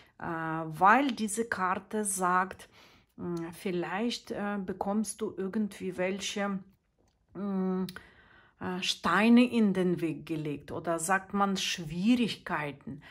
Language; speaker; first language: German; non-native, fluent; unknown